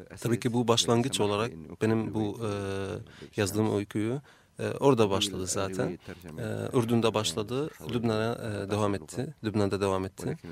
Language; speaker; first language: Turkish; non-native, fluent; Arabic